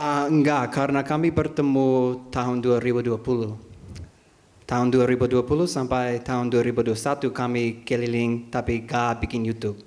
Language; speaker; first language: Indonesian; non-native, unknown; English